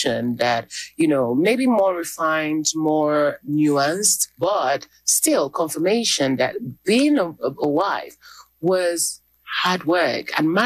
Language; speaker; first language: English; non-native, local second language; Igbo